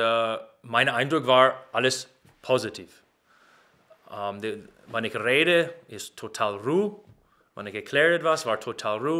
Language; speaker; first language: German; non-native, learner; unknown